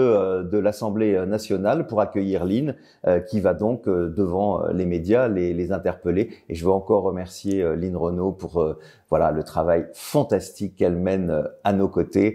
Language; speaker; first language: French; native; French